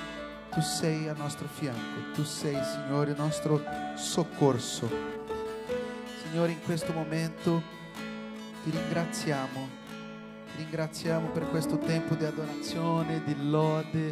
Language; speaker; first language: Italian; non-native, fluent; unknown